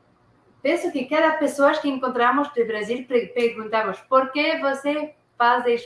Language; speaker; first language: Portuguese; non-native, learner; French